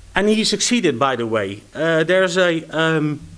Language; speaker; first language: English; non-native, fluent; Dutch